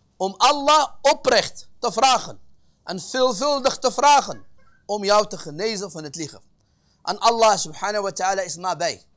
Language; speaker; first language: Dutch; early bilingual, other home language; Arabic